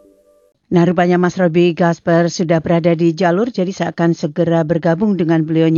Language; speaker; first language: Indonesian; native; Indonesian